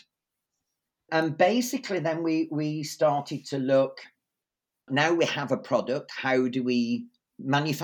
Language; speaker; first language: English; native; English